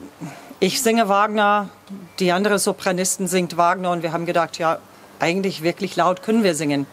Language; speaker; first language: German; non-native, fluent; English